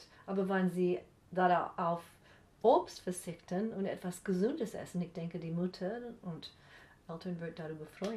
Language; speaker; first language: German; non-native, fluent; English